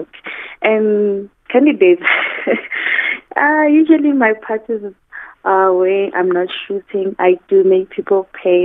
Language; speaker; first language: English; non-native, local second language; Zulu